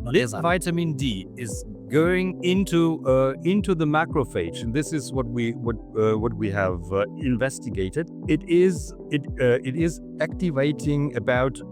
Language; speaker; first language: English; non-native, fluent; German